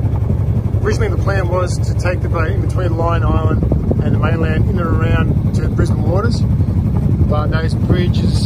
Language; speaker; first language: English; native; English